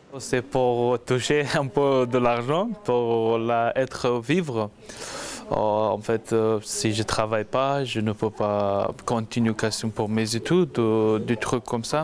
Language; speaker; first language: French; non-native, learner; Persian